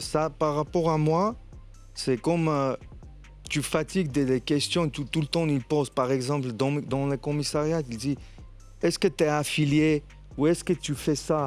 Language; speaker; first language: French; non-native, fluent; Armenian